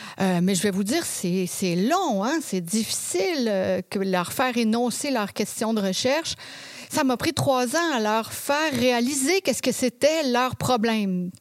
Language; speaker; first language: French; native; French